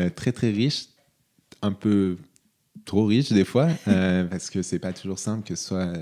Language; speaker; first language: French; native; French